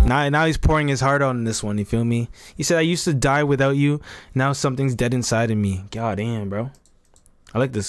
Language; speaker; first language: English; native; English